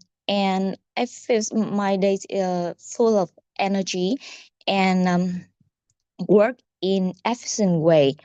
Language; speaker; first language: English; non-native, learner; Vietnamese